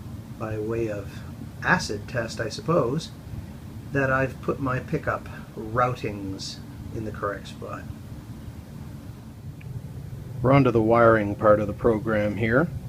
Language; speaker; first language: English; native; English